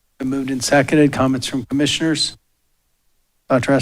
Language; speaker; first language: English; native; English